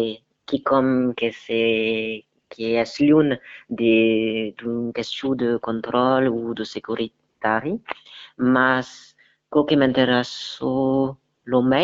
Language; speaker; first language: Catalan; non-native, learner; French